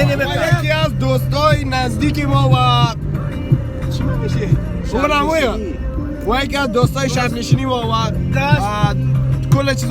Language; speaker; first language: Persian; native; Persian